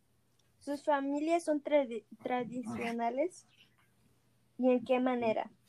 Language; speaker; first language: Spanish; early bilingual, heritage; Spanish